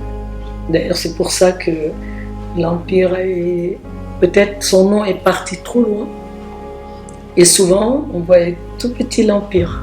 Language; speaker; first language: French; non-native, local second language; Wolof